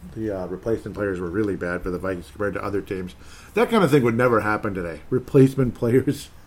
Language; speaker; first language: English; native; English